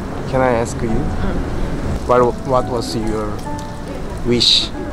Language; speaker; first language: English; non-native, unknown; Korean